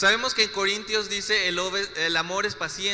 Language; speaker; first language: Spanish; native; Spanish